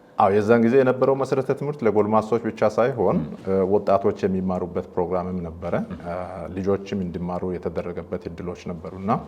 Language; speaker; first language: Amharic; non-native, local second language; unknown